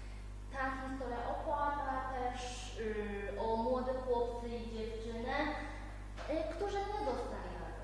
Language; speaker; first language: Polish; non-native, learner; Chinese